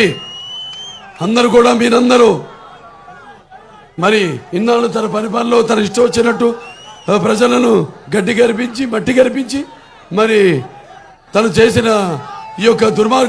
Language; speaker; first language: Telugu; native; Telugu